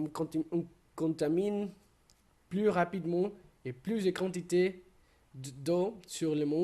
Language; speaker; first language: French; non-native, learner; Spanish